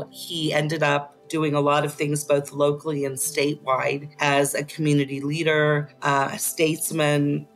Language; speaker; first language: English; native; English